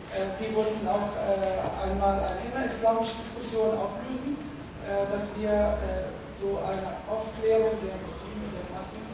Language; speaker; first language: German; native; German